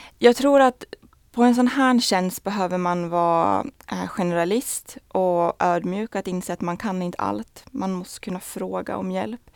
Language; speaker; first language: Swedish; native; Swedish